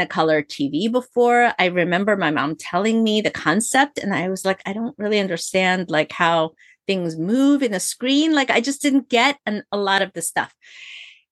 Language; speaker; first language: English; early bilingual, other home language; Korean